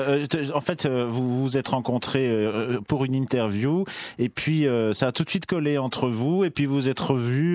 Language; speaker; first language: French; native; French